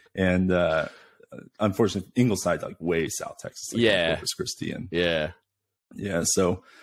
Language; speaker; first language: English; native; English